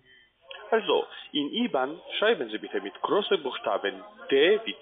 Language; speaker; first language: German; non-native, learner; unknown